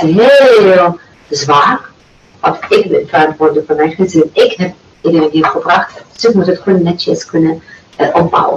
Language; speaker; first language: Dutch; non-native, fluent; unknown